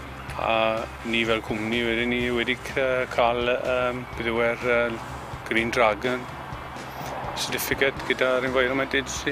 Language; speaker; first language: Welsh; native; Welsh